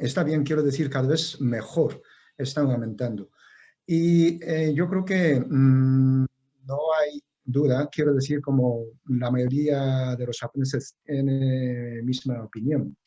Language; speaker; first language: Spanish; non-native, fluent; Japanese